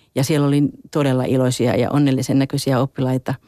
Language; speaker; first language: Finnish; native; Finnish